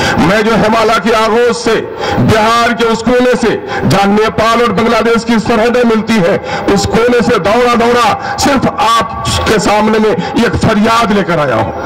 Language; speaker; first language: Urdu; native; Urdu